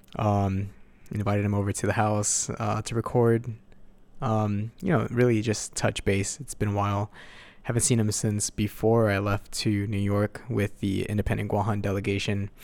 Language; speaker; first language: English; native; English